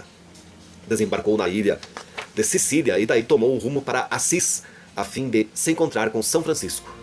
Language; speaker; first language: Portuguese; native; Portuguese